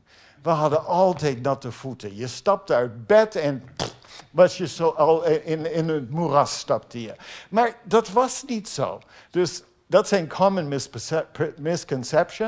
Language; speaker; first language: Dutch; non-native, fluent; English